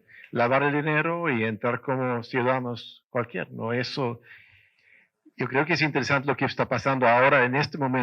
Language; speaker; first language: Spanish; non-native, fluent; Swedish